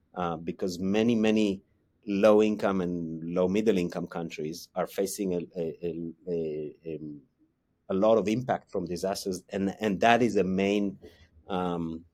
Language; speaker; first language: English; non-native, fluent; Hebrew